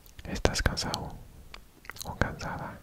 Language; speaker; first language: Spanish; non-native, fluent; Welsh